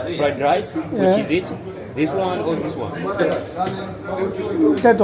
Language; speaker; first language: English; non-native, local second language; Swahili